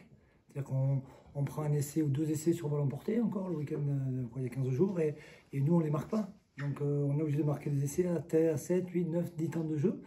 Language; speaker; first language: French; native; French